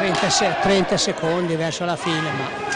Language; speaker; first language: Italian; native; Italian